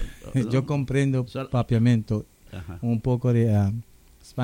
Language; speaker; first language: Spanish; non-native, local second language; English